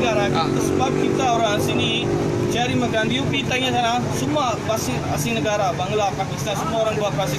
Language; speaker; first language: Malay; non-native, fluent; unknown